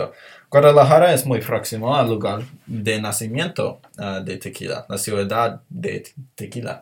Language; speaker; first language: Spanish; non-native, learner; English